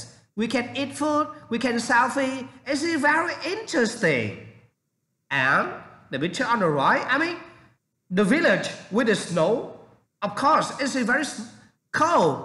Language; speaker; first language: English; non-native, learner; Vietnamese